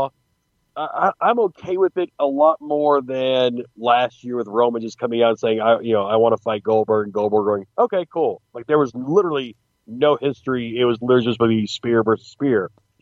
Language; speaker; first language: English; native; English